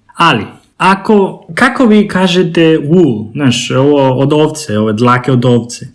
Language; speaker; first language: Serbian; non-native, learner; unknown